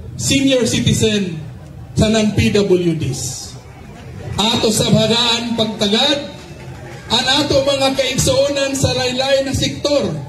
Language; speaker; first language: Cebuano; non-native, local second language; Surigaonon